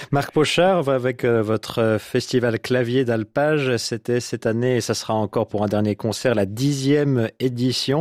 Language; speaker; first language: French; native; French